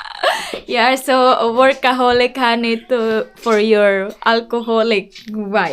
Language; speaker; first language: English; non-native, local second language; Filipino